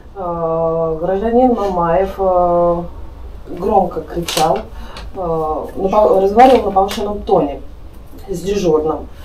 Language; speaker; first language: Russian; native; Russian